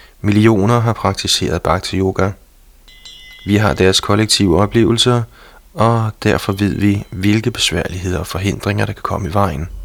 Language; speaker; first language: Danish; native; Danish